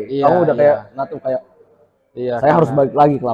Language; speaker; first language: Indonesian; native; Indonesian